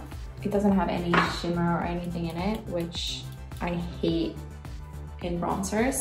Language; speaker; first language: English; non-native, fluent; Swedish